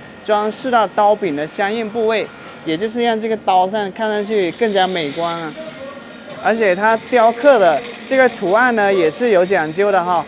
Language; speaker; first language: Chinese; native; Chinese